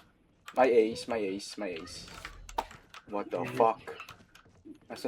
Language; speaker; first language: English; non-native, local second language; Filipino